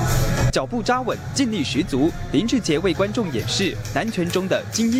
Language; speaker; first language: Chinese; native; Chinese